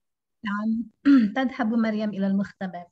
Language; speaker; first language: Arabic; non-native, learner; Indonesian